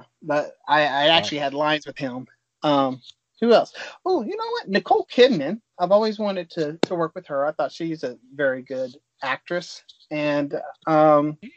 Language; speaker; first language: English; native; English